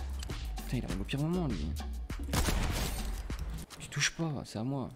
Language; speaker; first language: French; native; French